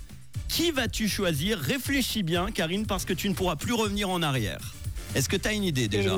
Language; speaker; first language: French; native; French